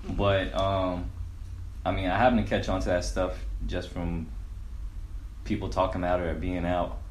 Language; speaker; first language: English; native; English